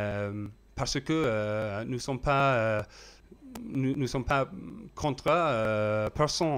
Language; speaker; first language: French; non-native, learner; English